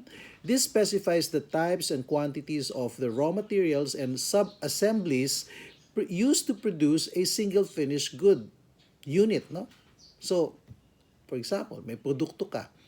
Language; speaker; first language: English; non-native, local second language; Filipino